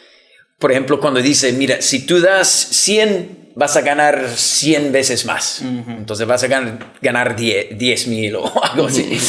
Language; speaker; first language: Spanish; non-native, fluent; English